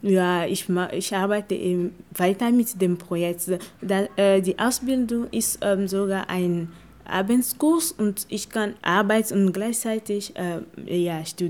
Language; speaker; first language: German; non-native, fluent; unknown